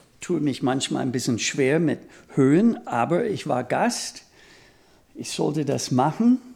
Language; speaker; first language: German; non-native, fluent; English